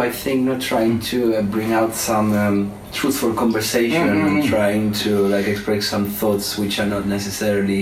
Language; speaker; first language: English; non-native, fluent; Spanish